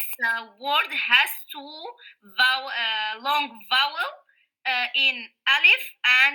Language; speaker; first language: English; non-native, learner; Arabic